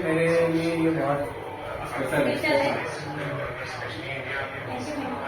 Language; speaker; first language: Hindi; non-native, local second language; Bangla